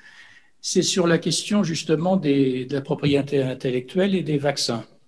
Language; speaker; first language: French; native; French